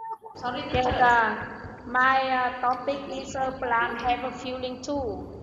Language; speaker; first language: English; non-native, learner; Vietnamese